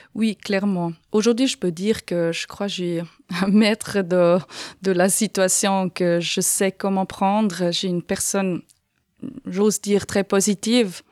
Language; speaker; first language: French; non-native, fluent; Swiss German